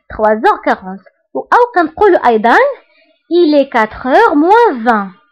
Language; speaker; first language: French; non-native, local second language; Arabic